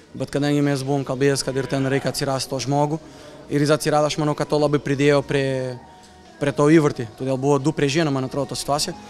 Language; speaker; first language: Lithuanian; non-native, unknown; Portuguese